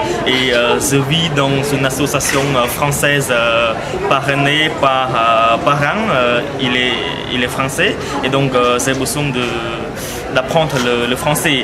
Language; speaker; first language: French; non-native, fluent; Khmer